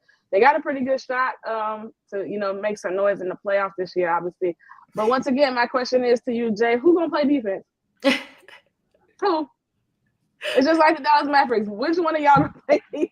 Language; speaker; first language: English; native; English